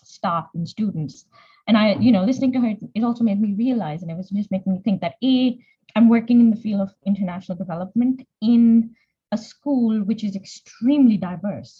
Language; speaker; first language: English; non-native, local second language; Punjabi